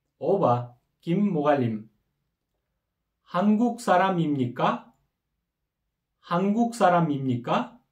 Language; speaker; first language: Korean; non-native, learner; Kyrgyz